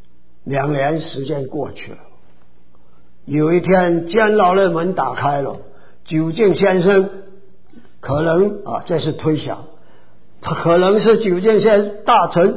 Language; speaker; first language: Chinese; native; Chinese